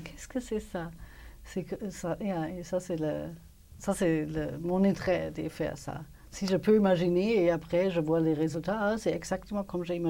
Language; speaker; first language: French; non-native, fluent; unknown